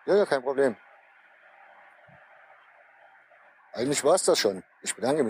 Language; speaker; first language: German; native; German